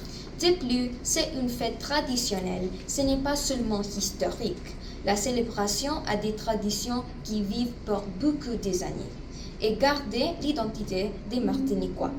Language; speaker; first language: French; non-native, learner; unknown